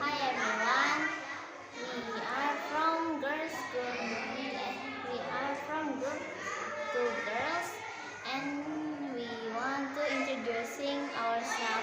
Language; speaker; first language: English; non-native, learner; Indonesian